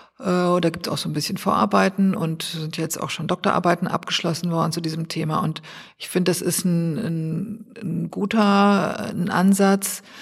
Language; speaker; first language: German; native; German